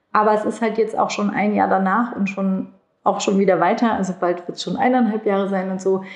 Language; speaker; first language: German; early bilingual, other home language; Turkish